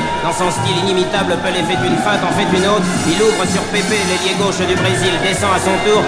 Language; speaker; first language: French; native; French